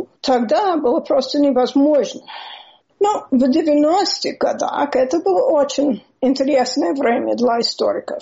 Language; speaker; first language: Russian; non-native, learner; English